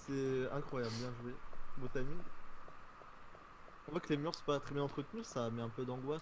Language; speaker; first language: French; native; French